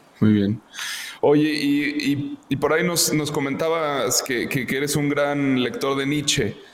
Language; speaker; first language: Spanish; native; Spanish